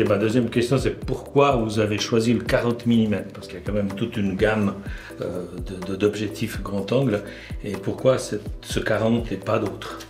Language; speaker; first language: French; native; French